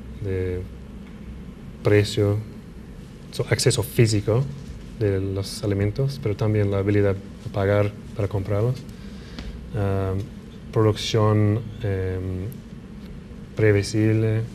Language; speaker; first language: Spanish; non-native, fluent; English